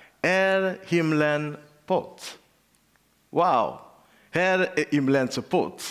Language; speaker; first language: Swedish; non-native, learner; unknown